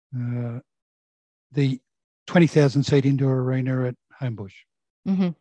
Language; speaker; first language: English; native; English